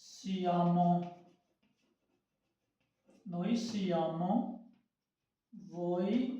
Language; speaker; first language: Italian; non-native, learner; Urdu